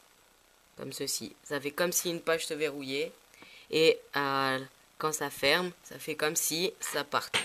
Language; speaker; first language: French; native; French